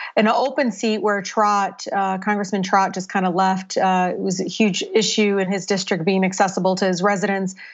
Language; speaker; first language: English; native; English